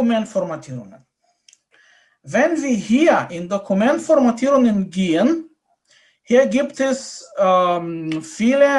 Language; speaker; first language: German; non-native, fluent; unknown